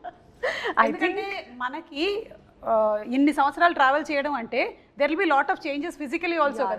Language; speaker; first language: Telugu; native; Telugu